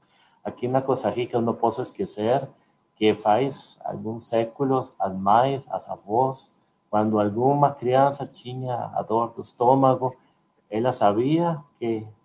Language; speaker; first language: Portuguese; non-native, learner; Spanish